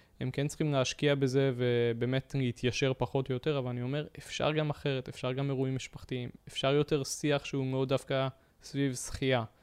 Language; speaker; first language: Hebrew; native; Hebrew